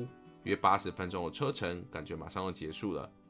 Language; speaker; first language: Chinese; native; Chinese